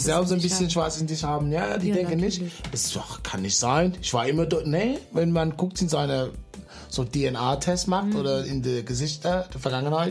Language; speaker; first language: German; non-native, fluent; English